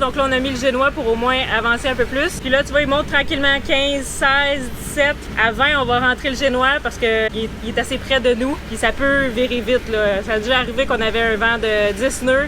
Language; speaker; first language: French; native; French